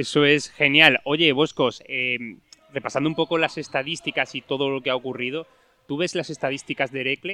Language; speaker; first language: Spanish; native; Spanish